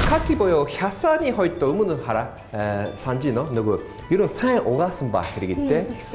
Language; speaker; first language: Mongolian; non-native, fluent; Japanese